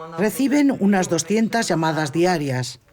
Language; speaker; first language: Spanish; native; Spanish